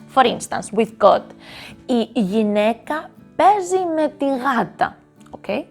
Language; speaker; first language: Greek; non-native, learner; Spanish